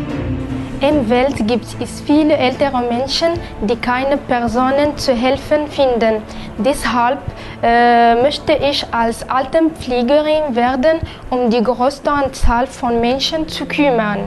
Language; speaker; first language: German; non-native, learner; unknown